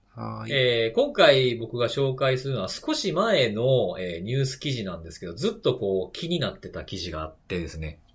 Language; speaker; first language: Japanese; native; Japanese